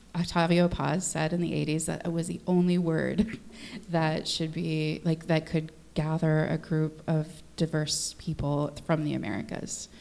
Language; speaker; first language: English; native; English